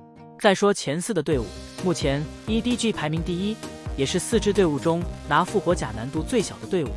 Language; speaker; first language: Chinese; native; Chinese